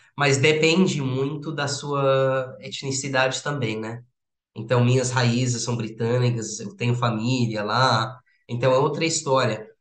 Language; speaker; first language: Portuguese; non-native, fluent; English